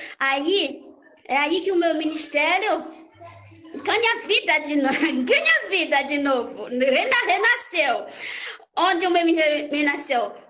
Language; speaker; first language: Portuguese; non-native, learner; Haitian Creole